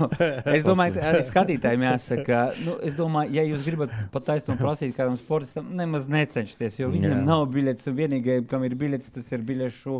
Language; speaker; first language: Latvian; native; Latvian